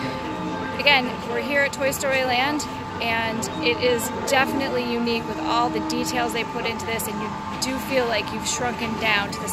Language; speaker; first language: English; native; English